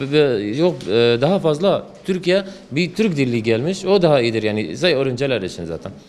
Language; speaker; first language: Turkish; non-native, learner; Arabic